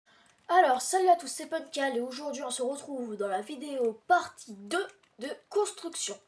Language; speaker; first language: French; native; French